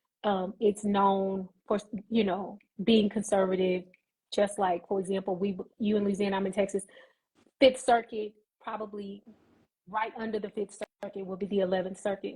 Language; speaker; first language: English; native; English